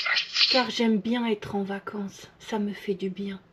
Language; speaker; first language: French; native; French